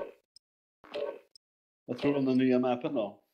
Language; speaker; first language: Swedish; native; Swedish